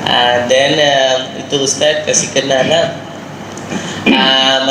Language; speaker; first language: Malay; non-native, local second language; Tamil